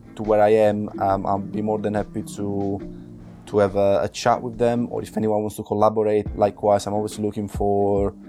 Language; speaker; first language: English; non-native, fluent; Italian